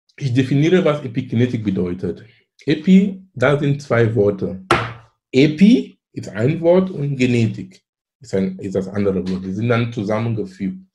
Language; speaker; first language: German; non-native, fluent; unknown